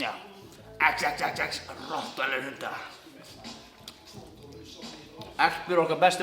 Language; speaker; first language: Icelandic; non-native, fluent; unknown